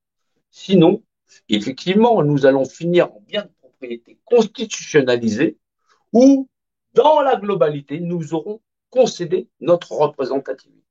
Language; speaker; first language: French; native; French